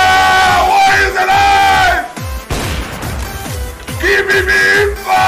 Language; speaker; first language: English; non-native, learner; Spanish